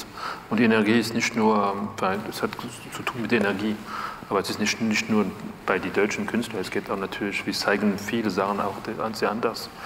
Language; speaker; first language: German; non-native, fluent; French